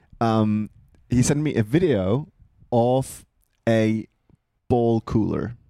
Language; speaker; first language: English; non-native, fluent; Swiss German